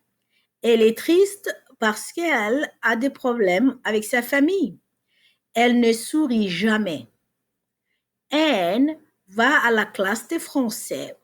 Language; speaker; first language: French; non-native, fluent; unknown